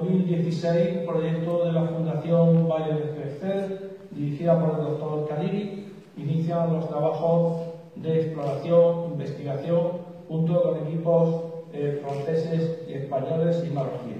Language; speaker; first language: Spanish; native; Spanish